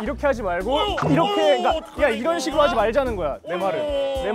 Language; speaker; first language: Korean; native; Korean